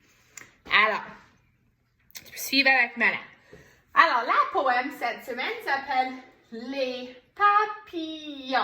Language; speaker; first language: French; non-native, fluent; English